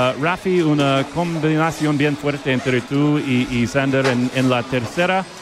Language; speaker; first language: Spanish; non-native, fluent; English